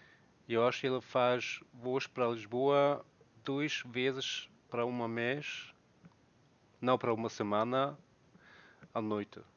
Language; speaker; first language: Portuguese; non-native, learner; German